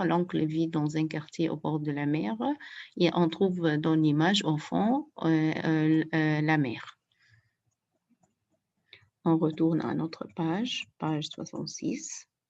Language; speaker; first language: French; non-native, fluent; Arabic